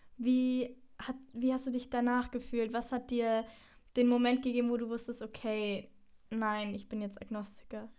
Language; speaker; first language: German; native; German